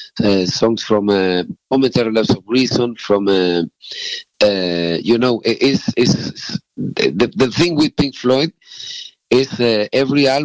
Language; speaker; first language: English; non-native, fluent; Spanish